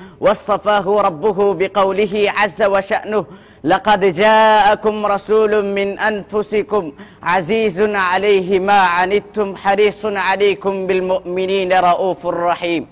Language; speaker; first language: Arabic; non-native, learner; Urdu